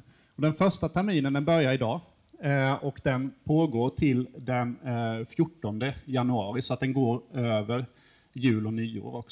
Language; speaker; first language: Swedish; native; Swedish